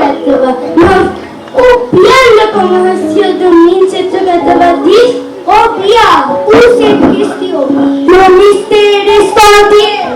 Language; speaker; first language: French; non-native, learner; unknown